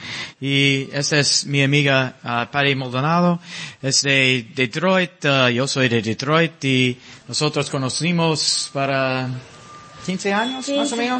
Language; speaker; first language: Spanish; non-native, learner; English